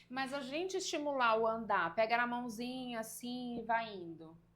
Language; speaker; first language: Portuguese; native; Portuguese